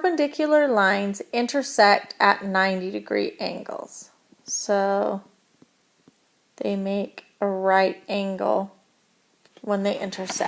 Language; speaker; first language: English; native; English